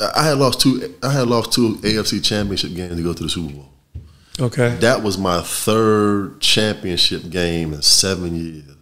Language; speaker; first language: English; native; English